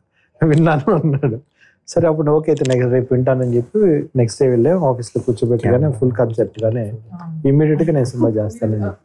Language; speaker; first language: Telugu; native; Telugu